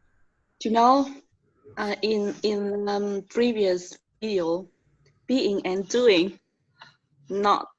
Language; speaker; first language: English; non-native, learner; Vietnamese